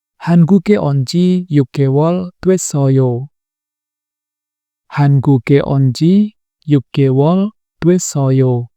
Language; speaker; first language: Korean; non-native, fluent; Indonesian